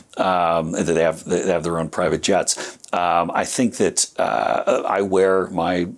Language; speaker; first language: English; native; English